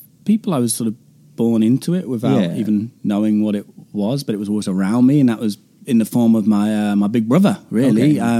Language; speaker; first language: English; native; English